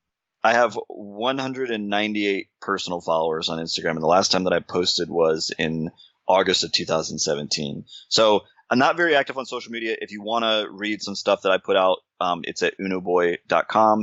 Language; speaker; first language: English; native; English